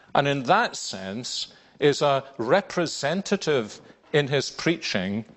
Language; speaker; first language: English; native; English